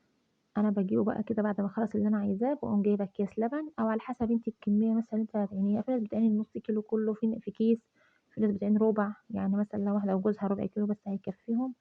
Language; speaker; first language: Arabic; native; Arabic